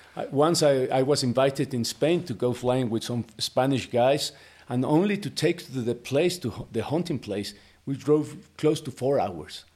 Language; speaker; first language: English; non-native, fluent; Spanish